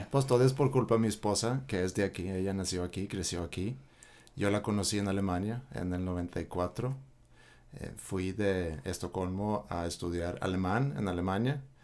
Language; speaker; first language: Spanish; non-native, fluent; Swedish